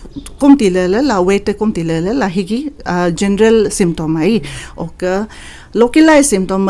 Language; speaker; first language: Hindi; non-native, local second language; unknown